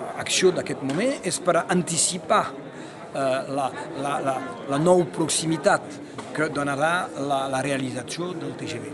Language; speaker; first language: Catalan; non-native, local second language; French